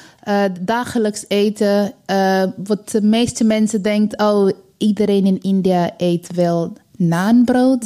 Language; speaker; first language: Dutch; non-native, learner; Bangla